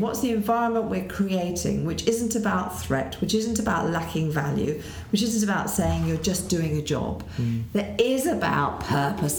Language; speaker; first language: English; native; English